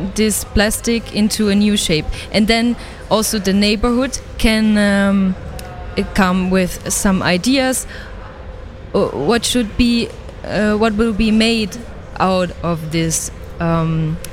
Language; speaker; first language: English; non-native, fluent; German